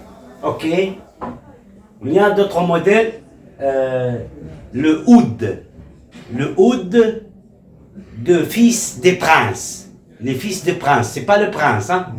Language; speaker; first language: French; non-native, local second language; Arabic